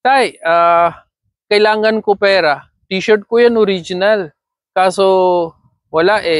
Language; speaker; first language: Filipino; non-native, learner; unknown